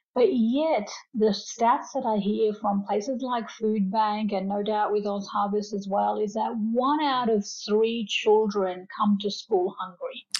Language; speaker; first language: English; early bilingual, other home language; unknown